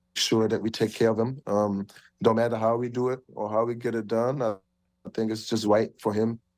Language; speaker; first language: English; early bilingual, other home language; German